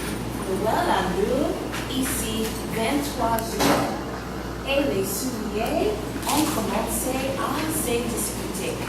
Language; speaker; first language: French; non-native, fluent; English